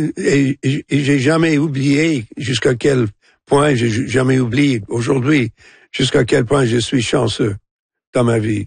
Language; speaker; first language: French; non-native, local second language; English